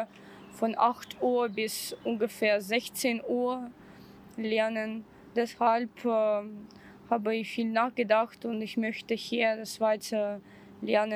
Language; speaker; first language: German; non-native, learner; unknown